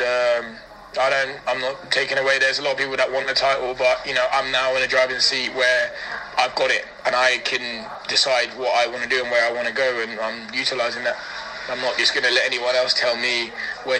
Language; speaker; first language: English; native; English